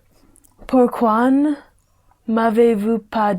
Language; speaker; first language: French; non-native, learner; English